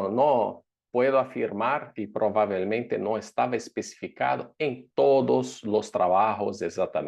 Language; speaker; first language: Spanish; non-native, fluent; Portuguese